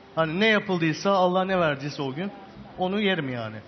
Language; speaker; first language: Turkish; native; Turkish